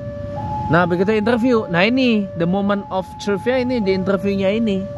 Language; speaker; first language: Indonesian; native; Indonesian